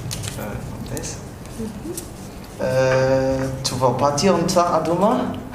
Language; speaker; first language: French; non-native, learner; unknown